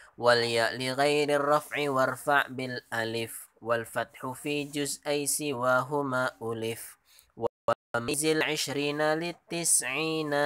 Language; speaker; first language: Arabic; non-native, learner; Indonesian